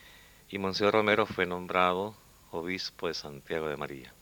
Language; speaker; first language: Spanish; native; Spanish